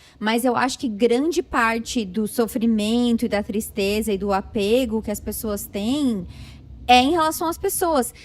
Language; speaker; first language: Portuguese; native; Portuguese